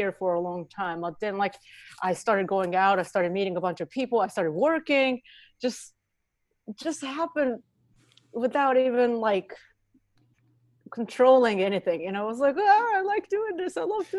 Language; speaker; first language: English; non-native, fluent; Japanese